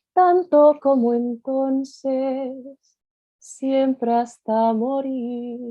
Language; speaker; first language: Spanish; early bilingual, other home language; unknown